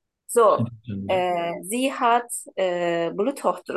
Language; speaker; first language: German; non-native, learner; Turkish